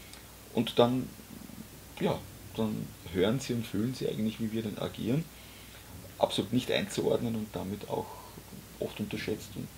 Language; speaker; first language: German; native; German